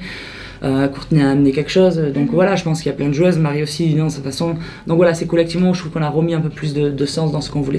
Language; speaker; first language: French; native; French